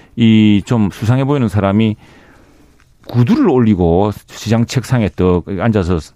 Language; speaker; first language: Korean; native; Korean